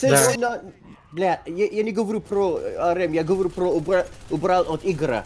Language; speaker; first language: Russian; non-native, learner; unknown